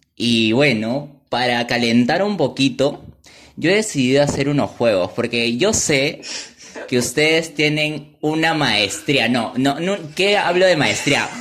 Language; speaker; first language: Spanish; native; Spanish